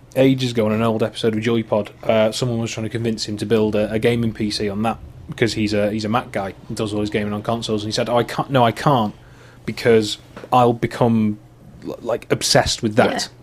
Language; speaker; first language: English; native; English